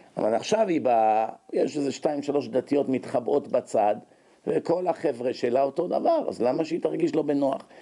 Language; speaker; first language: Hebrew; native; Hebrew